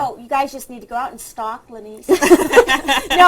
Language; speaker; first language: English; native; English